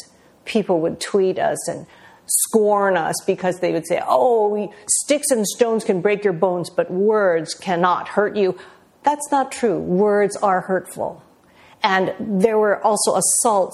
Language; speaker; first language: English; native; English